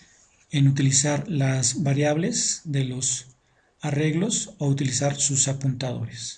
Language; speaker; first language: Spanish; native; Spanish